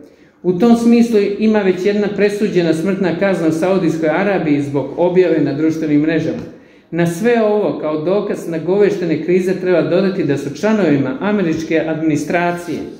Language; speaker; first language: Serbian; native; Serbian